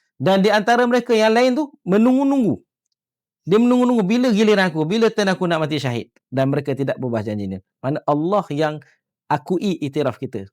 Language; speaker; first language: Malay; native; Malay